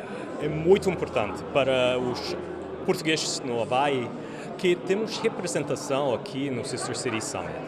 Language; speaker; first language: Portuguese; early bilingual, heritage; English